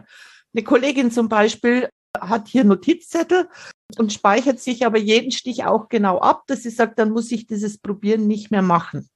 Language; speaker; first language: German; native; German